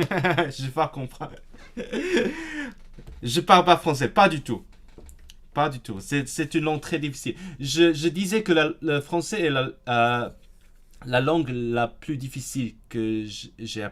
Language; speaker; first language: French; non-native, fluent; Cantonese